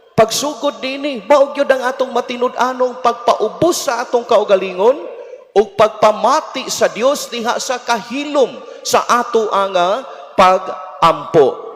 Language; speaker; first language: Cebuano; native; Cebuano